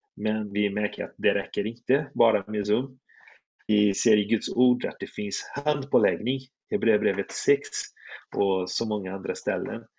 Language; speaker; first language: Swedish; non-native, fluent; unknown